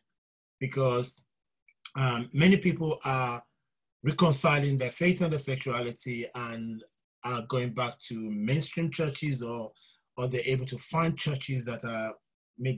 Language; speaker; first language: English; non-native, local second language; Yoruba